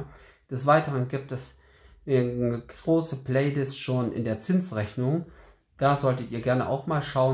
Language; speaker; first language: German; native; German